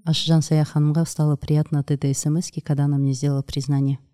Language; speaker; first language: Russian; non-native, local second language; Kazakh